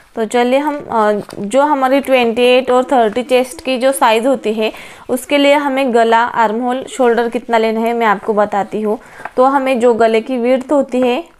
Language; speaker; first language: Hindi; non-native, local second language; Marathi